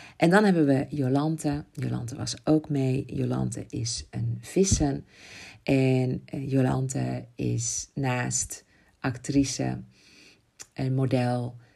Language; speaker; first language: Dutch; native; Dutch